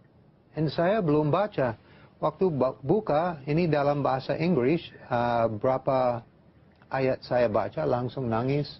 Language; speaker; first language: Indonesian; non-native, fluent; English